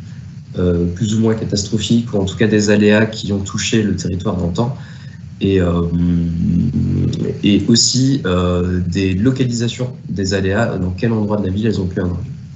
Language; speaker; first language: French; native; French